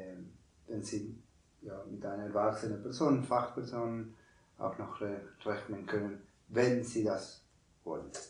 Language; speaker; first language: German; non-native, learner; Spanish